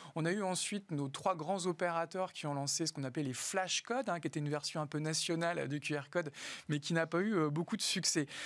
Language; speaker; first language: French; native; French